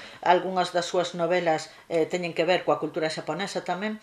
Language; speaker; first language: Galician; native; Galician